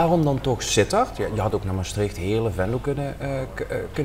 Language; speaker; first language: Dutch; native; Dutch